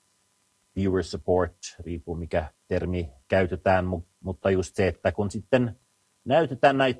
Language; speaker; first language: Finnish; early bilingual, heritage; Finnish